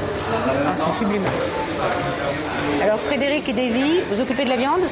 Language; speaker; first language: French; native; French